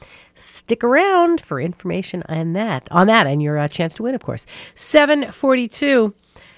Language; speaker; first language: English; native; English